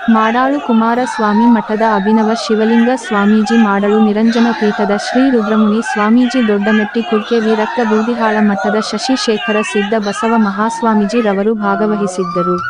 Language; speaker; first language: Kannada; native; Kannada